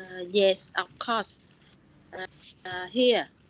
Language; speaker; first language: English; non-native, learner; Vietnamese